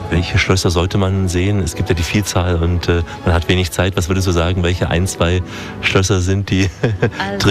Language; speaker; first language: German; native; German